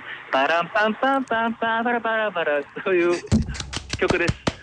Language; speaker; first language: Japanese; non-native, fluent; Korean